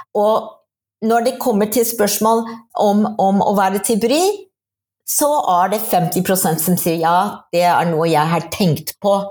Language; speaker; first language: Norwegian; non-native, fluent; English